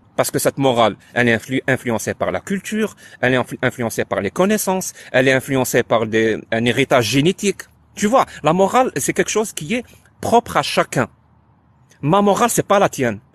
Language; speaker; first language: French; non-native, local second language; Arabic